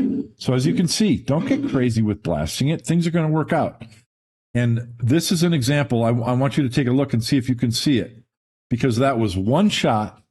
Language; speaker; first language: English; native; English